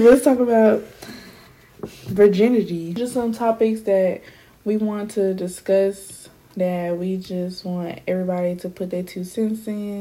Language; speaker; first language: English; native; English